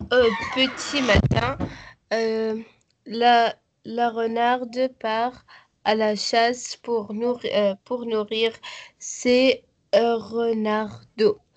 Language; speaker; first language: French; non-native, learner; Arabic